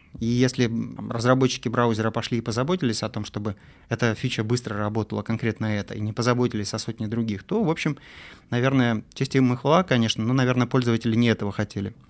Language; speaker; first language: Russian; native; Russian